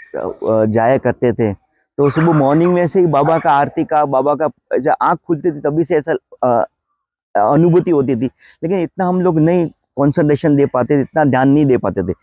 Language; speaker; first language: Hindi; non-native, local second language; Gujarati